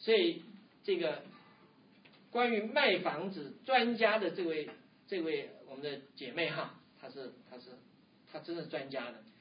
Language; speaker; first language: Chinese; native; Chinese